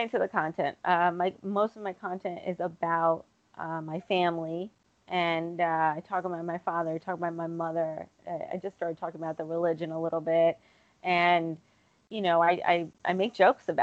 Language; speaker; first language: English; native; English